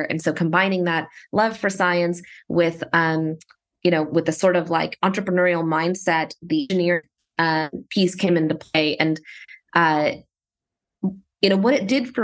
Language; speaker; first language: English; native; English